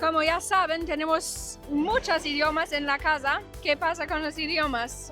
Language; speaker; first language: Spanish; non-native, fluent; German